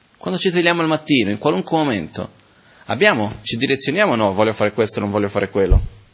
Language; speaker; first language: Italian; non-native, fluent; Portuguese